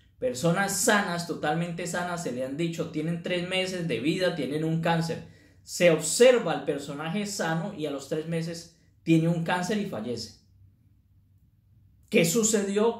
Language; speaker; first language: Spanish; native; Spanish